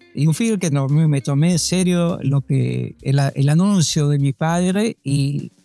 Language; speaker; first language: Spanish; native; Spanish